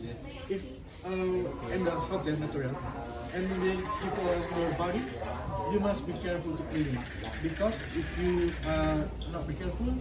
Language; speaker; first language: English; non-native, learner; Indonesian